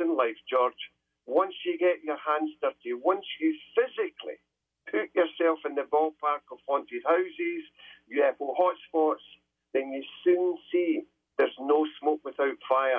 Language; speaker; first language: English; native; English